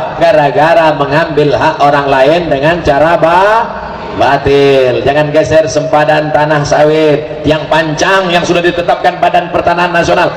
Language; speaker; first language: Indonesian; native; Indonesian